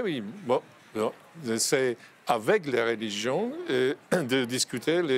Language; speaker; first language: French; non-native, fluent; Polish